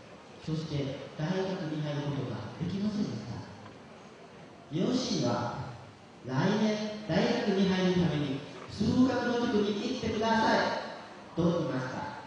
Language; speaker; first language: Japanese; non-native, learner; Lao